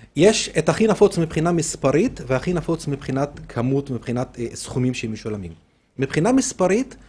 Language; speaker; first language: Hebrew; non-native, local second language; Arabic